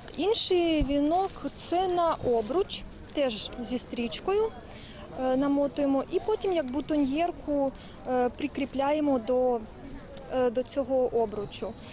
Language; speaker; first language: Ukrainian; native; Ukrainian